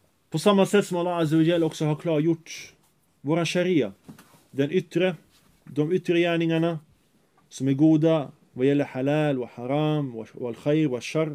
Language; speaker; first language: Swedish; early bilingual, other home language; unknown